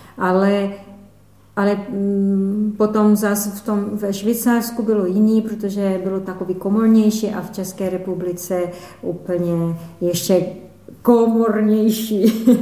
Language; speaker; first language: Czech; non-native, fluent; Portuguese